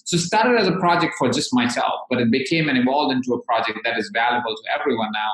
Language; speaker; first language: English; non-native, local second language; Hindi